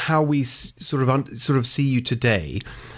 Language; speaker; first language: English; native; English